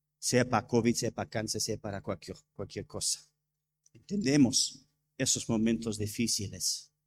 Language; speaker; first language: Spanish; non-native, fluent; English